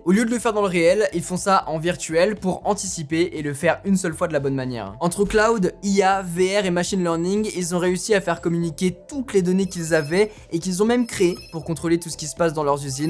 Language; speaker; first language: French; native; French